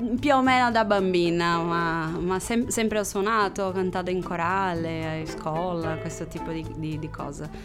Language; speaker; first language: Italian; non-native, learner; Portuguese